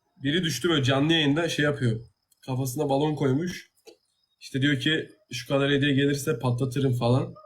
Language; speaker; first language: Turkish; native; Turkish